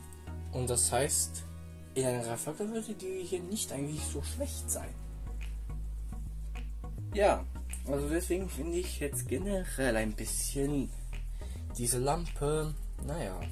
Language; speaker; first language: German; non-native, fluent; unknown